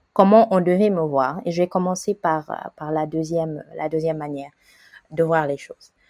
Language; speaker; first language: French; non-native, local second language; Wolof